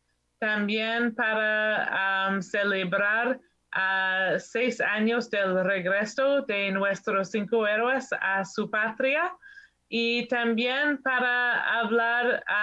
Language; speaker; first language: Spanish; non-native, learner; English